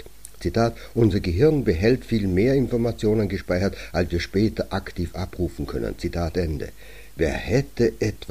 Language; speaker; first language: German; native; German